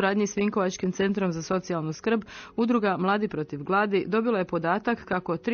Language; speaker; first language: Croatian; native; Croatian